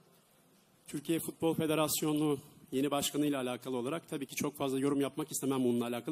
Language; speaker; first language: Turkish; native; Turkish